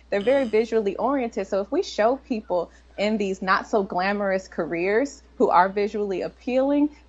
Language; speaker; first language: English; native; English